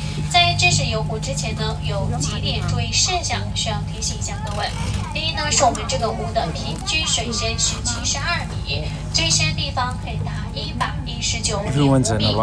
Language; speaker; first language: Chinese; native; Chinese